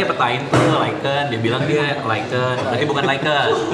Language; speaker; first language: Indonesian; native; Indonesian